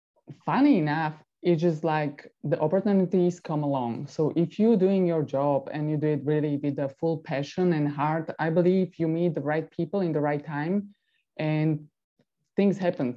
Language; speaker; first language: English; non-native, fluent; Slovak